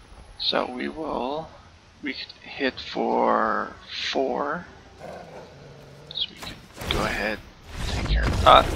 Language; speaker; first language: English; native; English